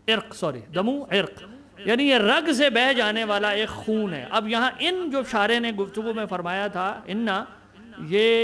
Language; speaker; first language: Urdu; native; Urdu